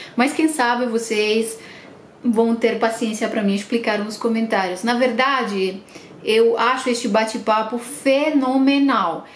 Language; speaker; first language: Portuguese; non-native, fluent; Romanian